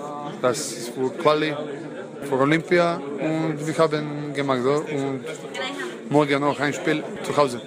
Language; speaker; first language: German; non-native, learner; Croatian